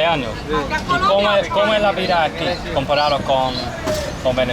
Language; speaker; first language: Spanish; non-native, learner; English